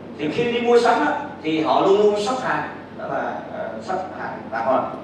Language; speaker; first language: Vietnamese; native; Vietnamese